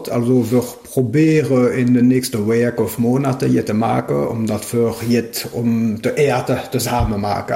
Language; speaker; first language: German; non-native, local second language; French